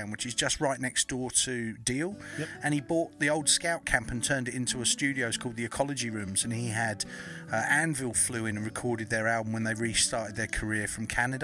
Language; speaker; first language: English; native; English